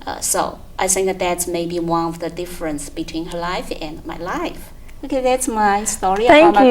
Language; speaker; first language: English; non-native, fluent; Chinese